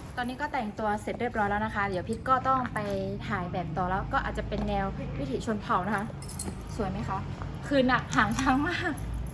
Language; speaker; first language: Thai; non-native, local second language; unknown